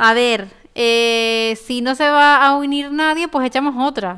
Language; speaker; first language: Spanish; native; Spanish